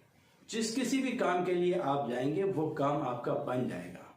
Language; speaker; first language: Hindi; native; Hindi